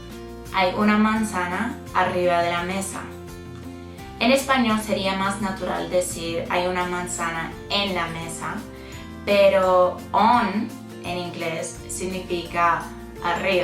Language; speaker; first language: Spanish; non-native, fluent; English